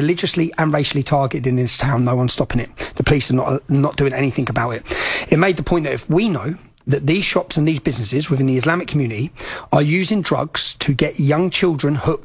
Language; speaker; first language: English; native; English